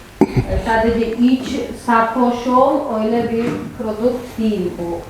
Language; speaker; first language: Turkish; non-native, fluent; Georgian